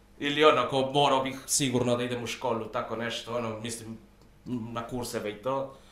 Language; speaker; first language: Serbian; non-native, fluent; Spanish